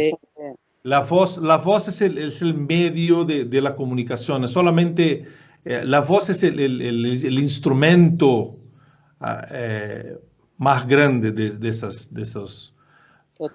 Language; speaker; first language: Spanish; non-native, fluent; Portuguese